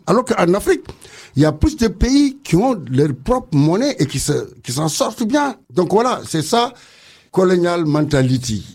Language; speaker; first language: French; non-native, local second language; Wolof